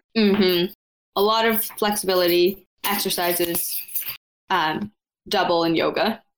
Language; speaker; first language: English; native; English